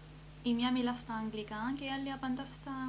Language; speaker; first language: Greek; early bilingual, heritage; Greek